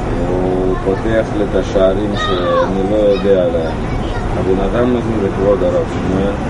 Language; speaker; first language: Hebrew; non-native, learner; Russian